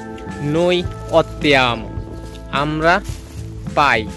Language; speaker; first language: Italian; non-native, learner; Bangla